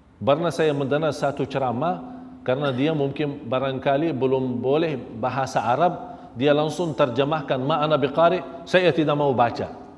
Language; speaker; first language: Malay; non-native, fluent; Arabic